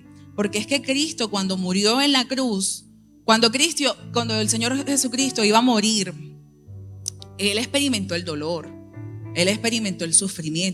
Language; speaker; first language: Spanish; native; Spanish